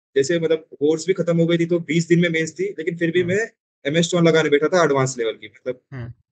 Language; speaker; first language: Hindi; non-native, local second language; Marathi